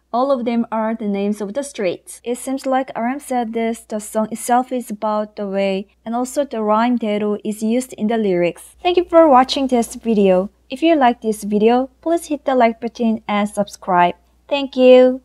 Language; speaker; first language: English; non-native, fluent; Korean